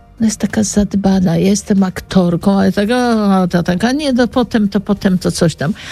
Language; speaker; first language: Polish; native; Polish